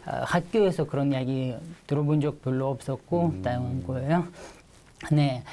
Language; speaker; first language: Korean; non-native, learner; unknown